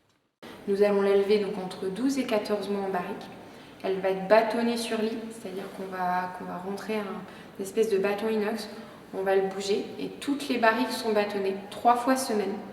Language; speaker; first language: French; native; French